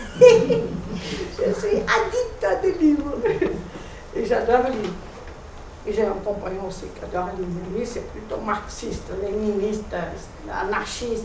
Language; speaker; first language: French; non-native, fluent; Portuguese